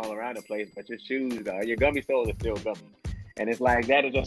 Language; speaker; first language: English; native; English